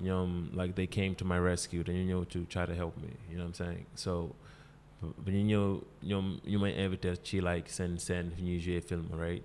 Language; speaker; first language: English; non-native, fluent; Wolof